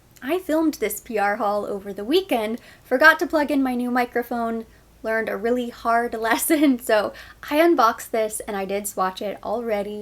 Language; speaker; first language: English; native; English